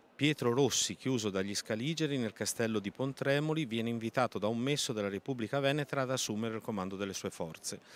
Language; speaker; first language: Italian; native; Italian